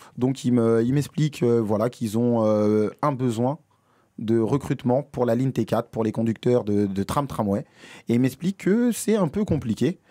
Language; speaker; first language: French; native; French